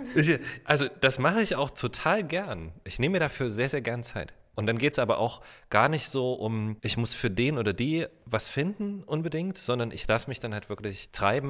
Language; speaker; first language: German; native; German